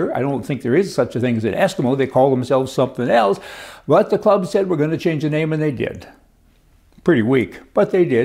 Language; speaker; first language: English; native; English